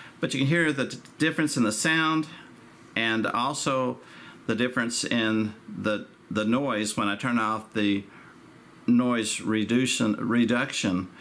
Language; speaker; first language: English; native; English